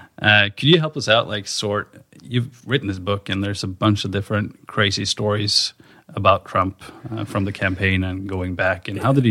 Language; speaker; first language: English; non-native, fluent; Norwegian